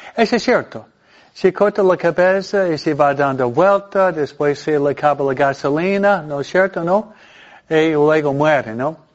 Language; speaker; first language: Spanish; non-native, fluent; English